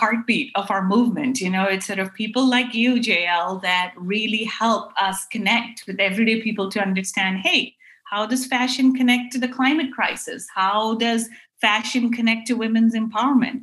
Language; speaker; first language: English; non-native, local second language; Urdu